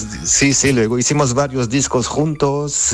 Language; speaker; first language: Spanish; non-native, fluent; Armenian